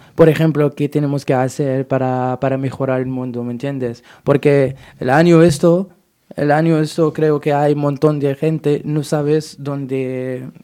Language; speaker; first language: Spanish; non-native, learner; Arabic